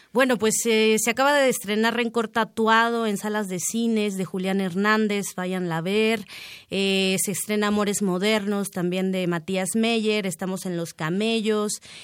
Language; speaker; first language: Spanish; native; Spanish